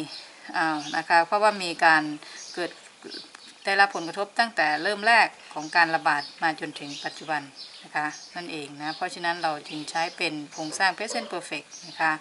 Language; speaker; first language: Thai; native; Thai